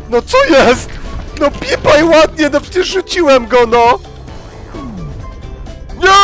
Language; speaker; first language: Polish; native; Polish